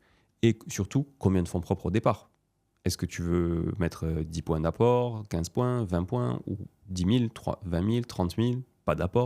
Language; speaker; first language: French; native; French